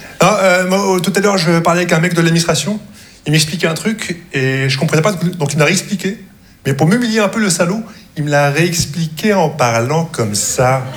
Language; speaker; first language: French; non-native, local second language; Arabic